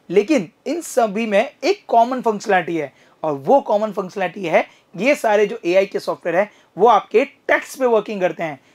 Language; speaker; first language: Hindi; native; Hindi